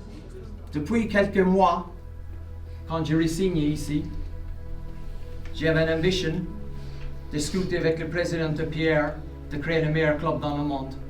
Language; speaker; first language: French; non-native, learner; English